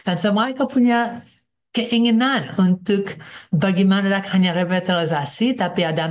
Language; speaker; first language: Indonesian; non-native, fluent; English